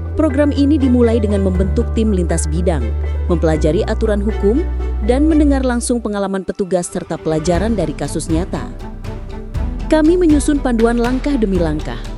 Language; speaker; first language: Indonesian; native; Indonesian